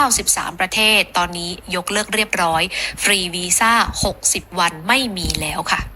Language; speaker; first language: Thai; native; Thai